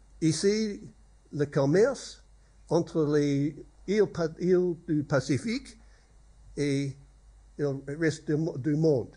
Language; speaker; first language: French; non-native, learner; English